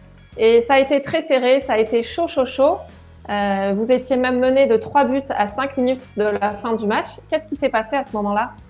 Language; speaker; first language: French; native; French